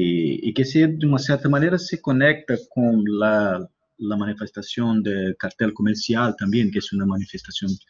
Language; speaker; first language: Spanish; non-native, learner; Portuguese